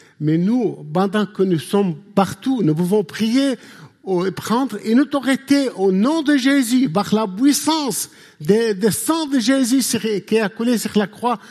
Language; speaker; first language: French; non-native, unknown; Arabic